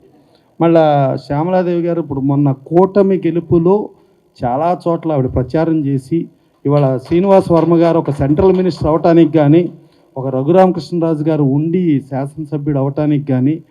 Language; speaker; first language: Telugu; native; Telugu